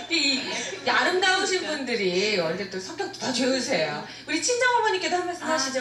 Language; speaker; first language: Korean; native; Korean